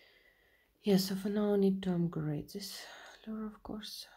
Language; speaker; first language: English; non-native, learner; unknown